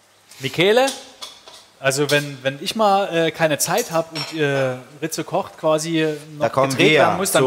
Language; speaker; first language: German; native; German